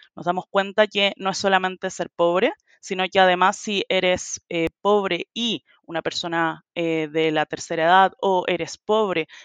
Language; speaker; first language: Spanish; native; Spanish